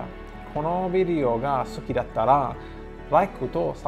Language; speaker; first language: Japanese; non-native, learner; English